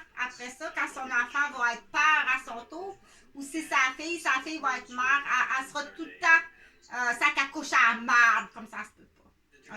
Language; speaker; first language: French; native; French